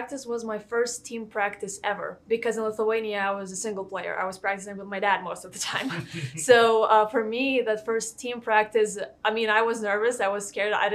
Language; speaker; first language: English; non-native, fluent; Lithuanian